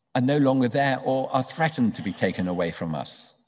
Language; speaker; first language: English; native; English